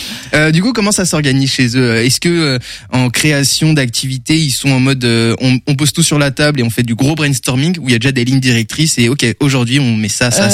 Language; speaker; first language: French; native; French